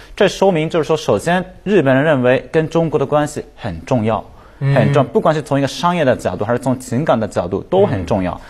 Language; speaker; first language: Chinese; non-native, fluent; Japanese